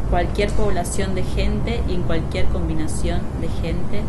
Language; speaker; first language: Spanish; native; Spanish